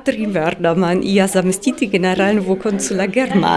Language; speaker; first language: Russian; non-native, fluent; German